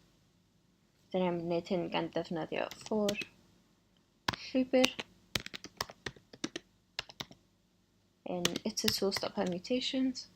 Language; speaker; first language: Welsh; non-native, local second language; English